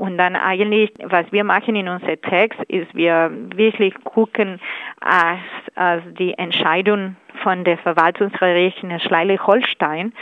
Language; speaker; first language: German; non-native, fluent; Spanish